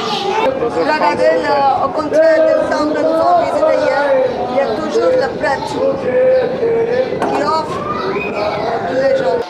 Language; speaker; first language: French; non-native, fluent; Hindi